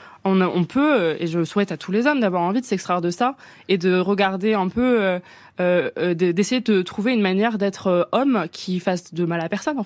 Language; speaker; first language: French; native; French